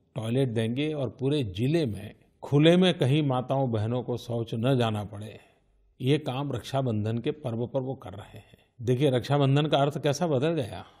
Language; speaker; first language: Hindi; non-native, local second language; Gujarati